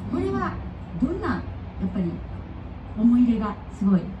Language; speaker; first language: Japanese; native; Japanese